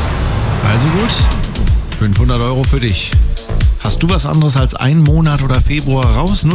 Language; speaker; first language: German; native; German